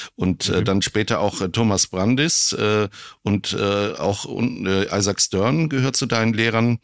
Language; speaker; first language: German; native; German